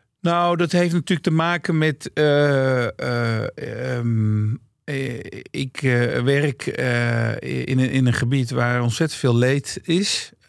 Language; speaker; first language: Dutch; early bilingual, other home language; Turkish